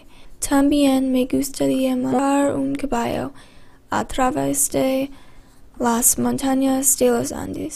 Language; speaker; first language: Spanish; non-native, learner; English